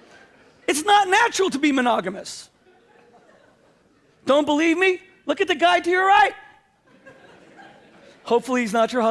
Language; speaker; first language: English; native; English